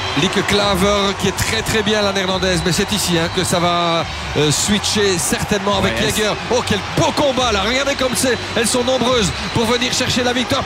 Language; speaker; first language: French; native; French